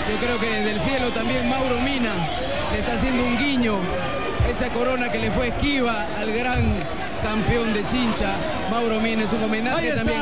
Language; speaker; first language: Spanish; native; Spanish